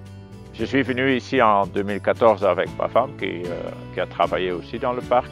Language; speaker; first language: French; non-native, fluent; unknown